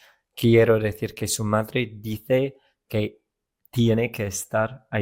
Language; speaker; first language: Spanish; non-native, fluent; English